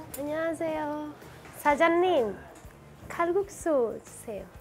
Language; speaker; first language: Korean; non-native, learner; Spanish